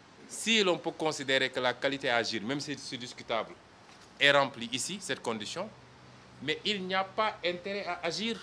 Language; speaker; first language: French; non-native, local second language; Wolof